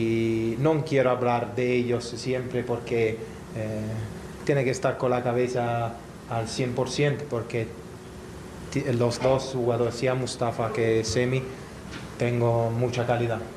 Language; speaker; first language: Spanish; non-native, fluent; Italian